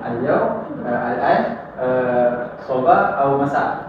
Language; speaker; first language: Arabic; non-native, learner; Malay